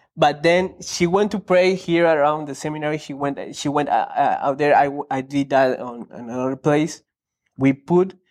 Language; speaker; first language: English; non-native, fluent; Spanish